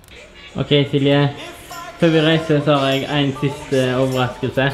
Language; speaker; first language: Norwegian; native; Norwegian